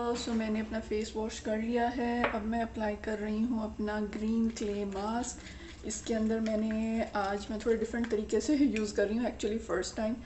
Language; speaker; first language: Urdu; native; Urdu